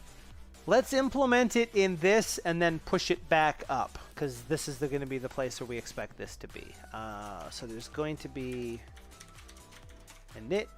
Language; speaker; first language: English; native; English